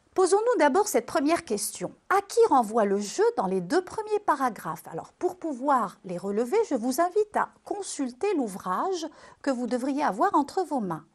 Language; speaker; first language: French; non-native, local second language; Arabic